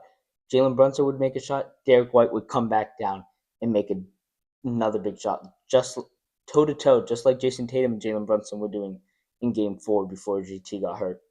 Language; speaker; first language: English; native; English